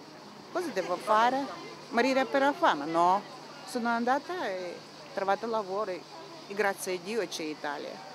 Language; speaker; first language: Italian; non-native, learner; Ukrainian